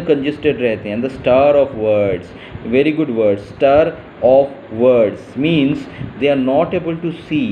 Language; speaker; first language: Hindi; native; Hindi